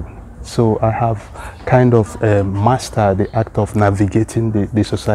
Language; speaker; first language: English; non-native, local second language; Igbo